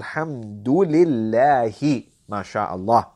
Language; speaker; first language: Arabic; non-native, fluent; English